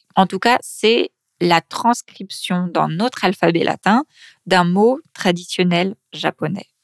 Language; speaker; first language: French; native; French